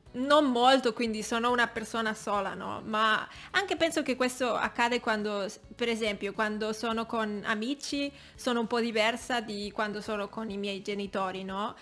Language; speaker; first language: Italian; non-native, fluent; Catalan